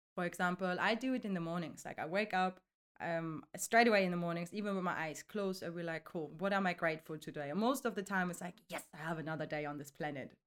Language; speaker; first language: English; non-native, fluent; German